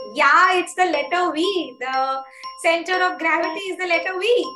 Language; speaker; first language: English; non-native, local second language; Hindi